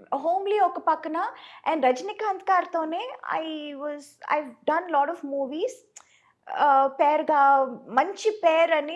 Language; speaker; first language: Telugu; non-native, fluent; Tamil